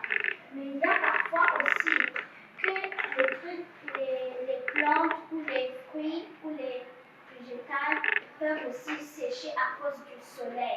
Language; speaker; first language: French; non-native, learner; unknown